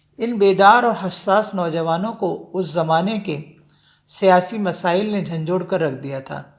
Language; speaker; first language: Urdu; native; Urdu